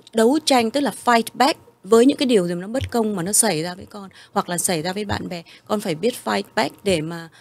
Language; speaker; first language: Vietnamese; early bilingual, heritage; Vietnamese